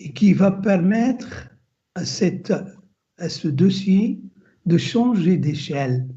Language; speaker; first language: French; non-native, local second language; Arabic